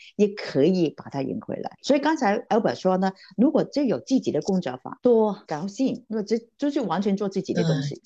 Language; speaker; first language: Chinese; non-native, local second language; Cantonese